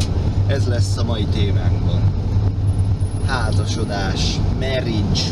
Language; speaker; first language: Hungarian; early bilingual, heritage; Hungarian